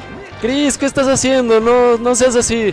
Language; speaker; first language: Spanish; native; Spanish